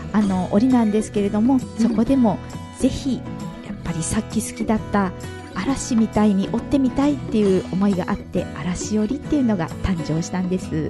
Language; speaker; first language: Japanese; native; Japanese